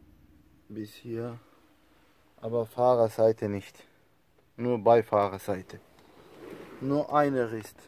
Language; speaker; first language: German; non-native, learner; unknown